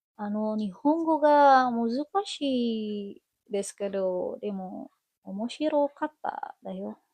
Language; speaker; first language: Japanese; non-native, learner; Indonesian